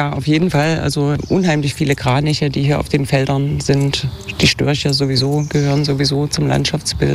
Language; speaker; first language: German; native; German